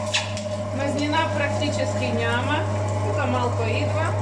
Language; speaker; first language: Bulgarian; non-native, learner; Russian